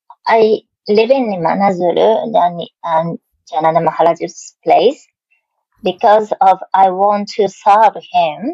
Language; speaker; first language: English; non-native, learner; Japanese